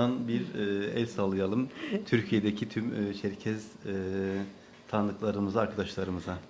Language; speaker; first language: Turkish; native; Turkish